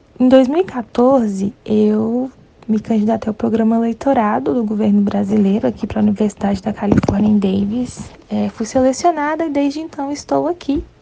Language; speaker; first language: Portuguese; native; Portuguese